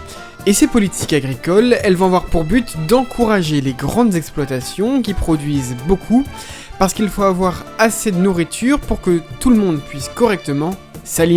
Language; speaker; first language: French; native; French